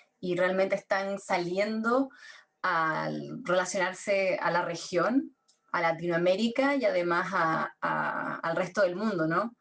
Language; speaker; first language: Spanish; native; Spanish